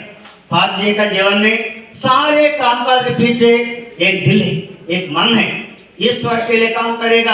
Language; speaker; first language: Hindi; non-native, local second language; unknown